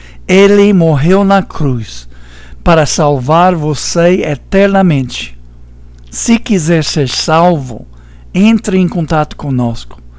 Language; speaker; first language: Portuguese; non-native, fluent; English